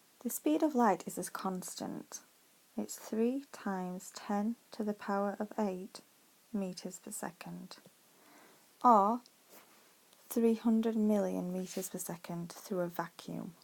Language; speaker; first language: English; native; English